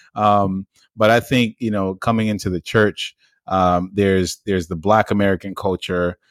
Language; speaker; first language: English; early bilingual, other home language; Lingala